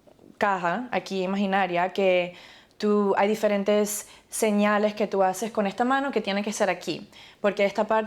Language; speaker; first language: Spanish; early bilingual, other home language; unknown